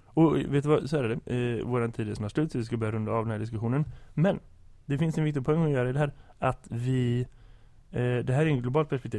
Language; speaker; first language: Swedish; native; Swedish